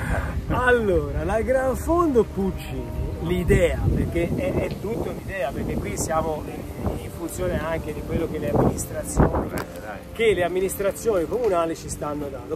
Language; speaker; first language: Italian; native; Italian